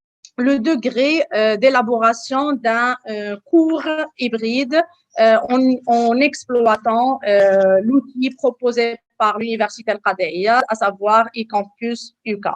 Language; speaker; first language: French; non-native, local second language; Arabic